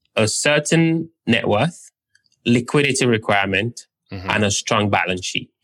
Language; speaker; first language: English; non-native, local second language; Yoruba